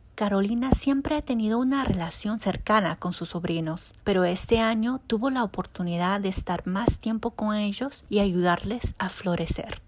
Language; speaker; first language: Spanish; non-native, fluent; English